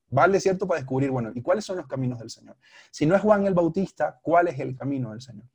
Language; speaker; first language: Spanish; native; Spanish